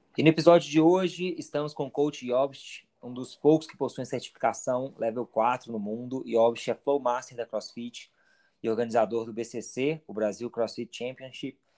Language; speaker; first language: Portuguese; native; Portuguese